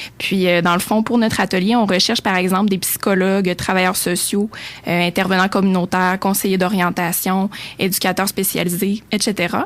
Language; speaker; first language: French; native; French